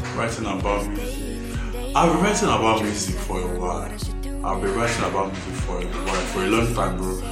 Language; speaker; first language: English; non-native, local second language; Yoruba